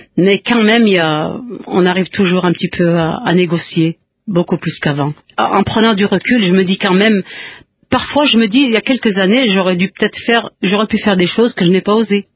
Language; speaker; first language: French; non-native, local second language; Kabyle